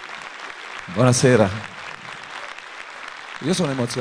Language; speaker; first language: Italian; native; Italian